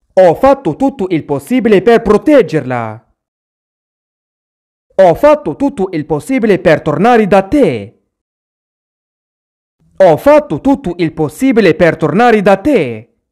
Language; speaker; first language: Italian; non-native, fluent; Arabic